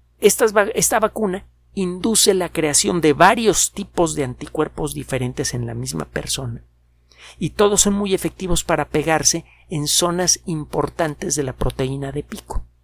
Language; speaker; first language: Spanish; native; Spanish